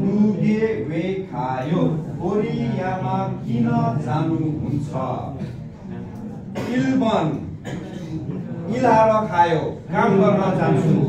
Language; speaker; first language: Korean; non-native, fluent; Nepali